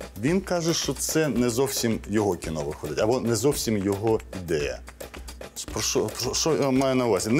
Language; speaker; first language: Ukrainian; non-native, local second language; Crimean Tatar